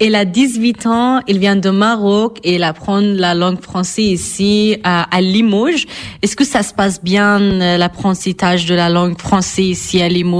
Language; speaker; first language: French; non-native, fluent; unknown